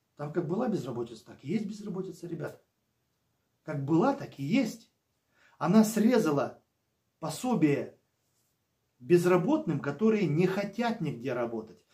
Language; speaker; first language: Russian; native; Russian